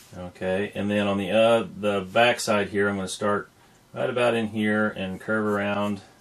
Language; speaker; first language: English; native; English